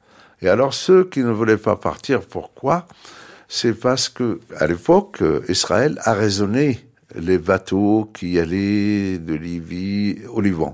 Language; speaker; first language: French; non-native, fluent; Arabic